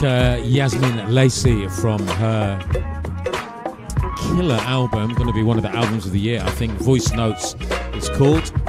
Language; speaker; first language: English; native; English